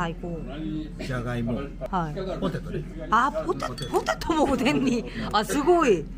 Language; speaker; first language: Japanese; non-native, learner; Korean